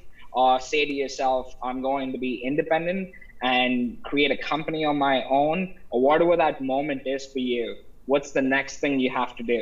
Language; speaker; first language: English; non-native, local second language; Tamil